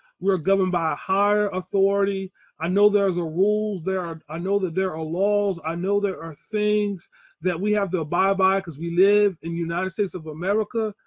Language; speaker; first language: English; native; English